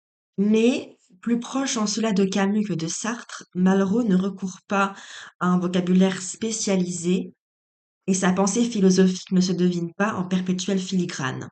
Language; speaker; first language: French; native; French